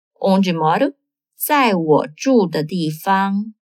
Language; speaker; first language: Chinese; non-native, fluent; Portuguese